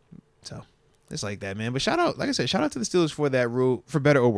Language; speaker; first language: English; native; English